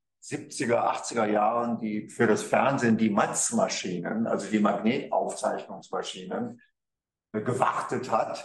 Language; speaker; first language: German; native; German